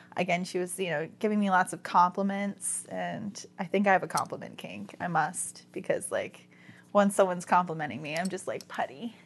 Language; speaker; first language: English; native; English